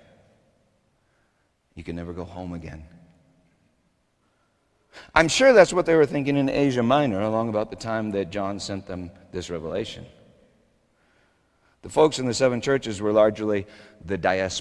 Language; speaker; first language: English; native; English